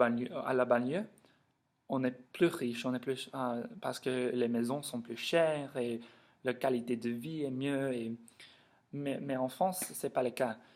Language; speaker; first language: French; non-native, learner; English